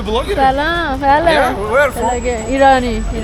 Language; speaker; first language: Persian; native; Persian